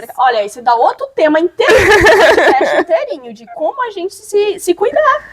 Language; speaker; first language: Portuguese; native; Portuguese